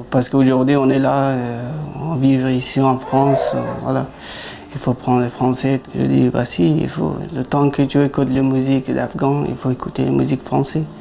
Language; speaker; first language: French; non-native, learner; Persian